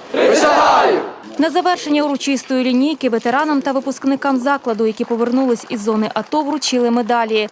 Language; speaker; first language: Ukrainian; native; Ukrainian